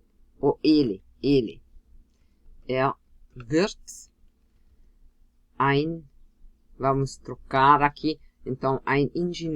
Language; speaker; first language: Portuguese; non-native, fluent; German